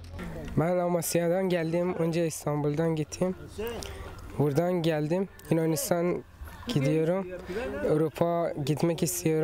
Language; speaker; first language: Turkish; non-native, learner; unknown